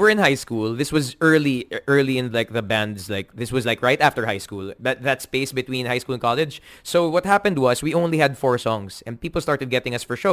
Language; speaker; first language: English; non-native, local second language; Filipino